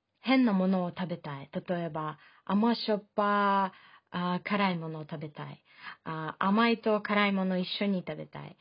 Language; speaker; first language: Japanese; non-native, fluent; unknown